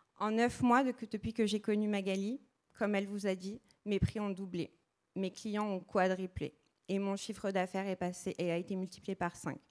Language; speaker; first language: French; early bilingual, other home language; Portuguese